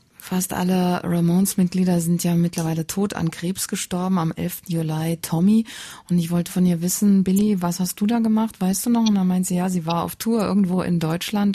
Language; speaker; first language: German; native; German